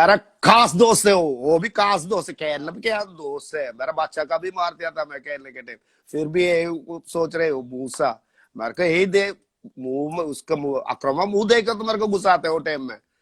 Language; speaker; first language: Hindi; non-native, local second language; Malayalam